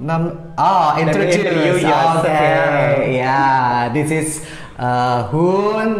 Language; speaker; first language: English; non-native, learner; Indonesian